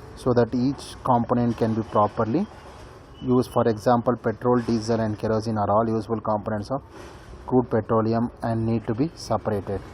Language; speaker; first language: English; non-native, local second language; Kannada